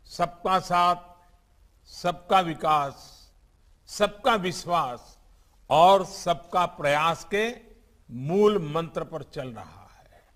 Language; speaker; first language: Hindi; non-native, local second language; Gujarati